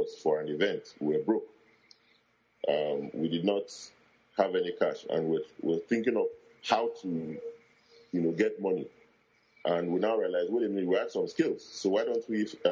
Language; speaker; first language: English; non-native, local second language; Bini